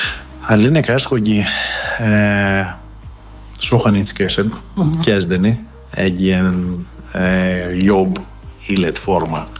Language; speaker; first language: Hungarian; non-native, fluent; Greek